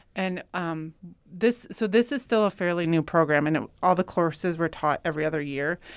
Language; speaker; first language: English; native; English